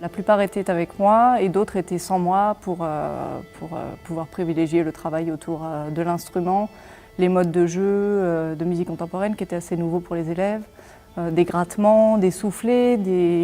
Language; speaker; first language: French; native; French